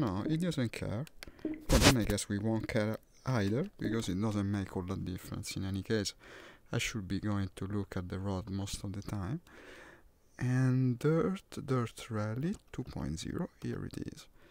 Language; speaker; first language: English; non-native, fluent; Italian